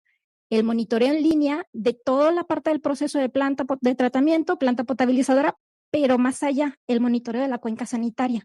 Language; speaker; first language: Spanish; native; Spanish